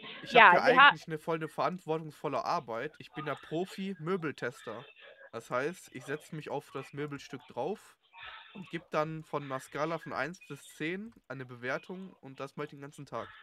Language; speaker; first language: German; native; German